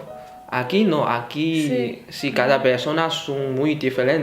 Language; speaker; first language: Spanish; non-native, fluent; Chinese